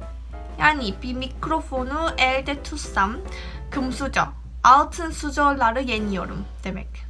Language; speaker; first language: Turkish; non-native, fluent; Korean